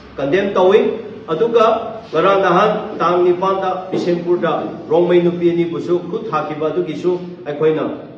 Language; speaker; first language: Manipuri; non-native, local second language; Tangkhul Naga (India)